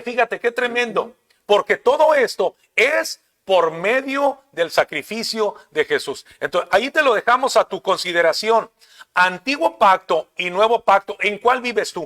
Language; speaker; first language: Spanish; native; Spanish